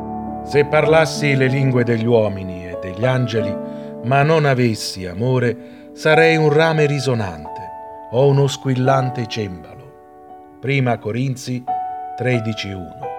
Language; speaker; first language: Italian; native; Italian